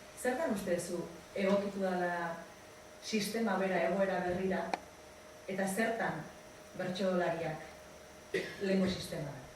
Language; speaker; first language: Basque; native; Basque